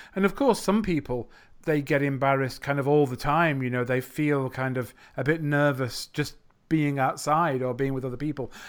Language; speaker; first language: English; native; English